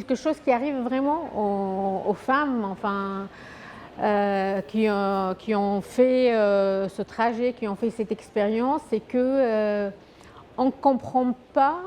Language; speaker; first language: French; non-native, fluent; Arabic